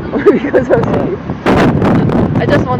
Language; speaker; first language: English; non-native, fluent; Korean